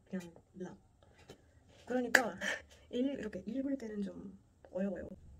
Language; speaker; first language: Korean; non-native, fluent; Portuguese